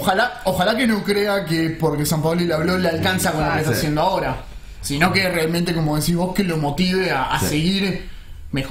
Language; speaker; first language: Spanish; native; Spanish